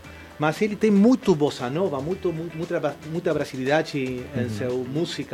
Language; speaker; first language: Portuguese; non-native, fluent; Spanish